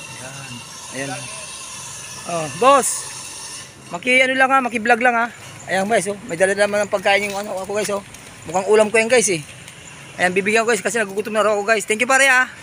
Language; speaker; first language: Filipino; native; Filipino